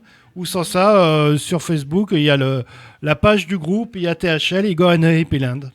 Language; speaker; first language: French; native; French